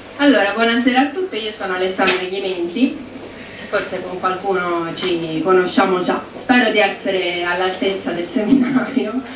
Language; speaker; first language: Italian; native; Italian